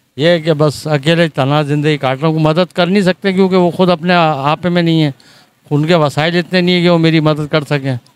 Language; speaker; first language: Urdu; native; Urdu